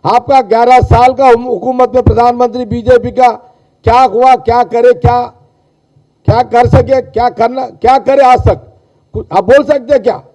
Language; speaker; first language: Hindi; non-native, local second language; Telugu